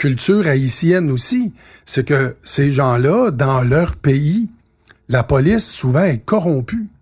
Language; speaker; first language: French; native; French